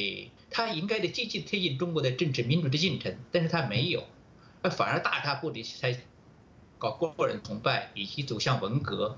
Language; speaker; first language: Chinese; native; Chinese